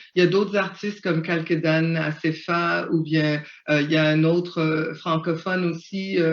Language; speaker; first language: French; early bilingual, other home language; Haitian Creole